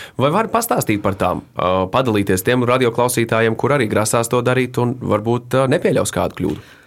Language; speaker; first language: Latvian; native; Latvian